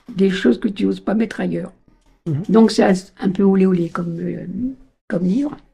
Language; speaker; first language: French; native; French